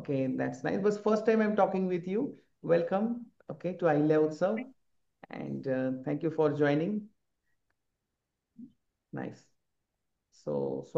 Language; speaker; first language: English; non-native, local second language; Marathi